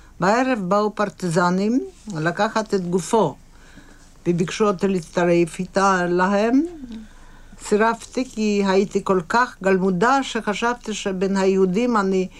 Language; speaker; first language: Hebrew; non-native, fluent; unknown